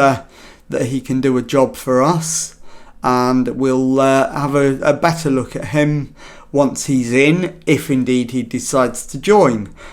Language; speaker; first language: English; native; English